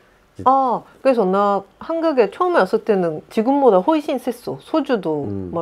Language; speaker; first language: Korean; non-native, fluent; Japanese